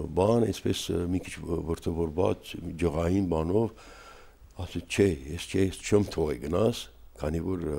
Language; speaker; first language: Armenian; native; Armenian